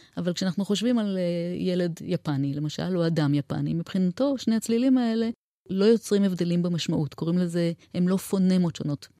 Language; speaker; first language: Hebrew; native; Hebrew